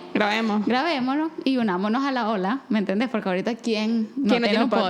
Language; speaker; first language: Spanish; native; Spanish